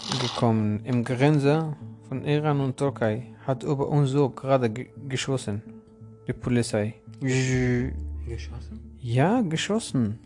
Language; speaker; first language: German; non-native, learner; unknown